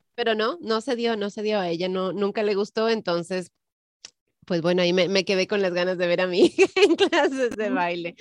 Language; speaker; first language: Spanish; native; Spanish